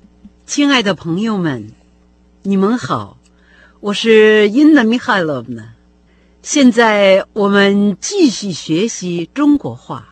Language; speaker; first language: Chinese; non-native, fluent; Russian